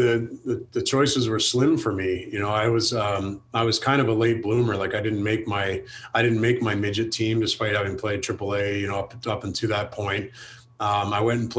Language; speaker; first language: English; native; English